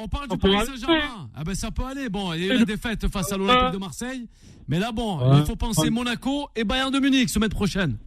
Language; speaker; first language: French; native; French